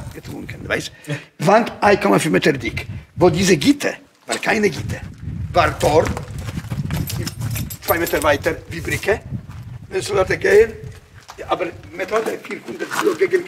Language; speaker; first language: German; non-native, learner; Polish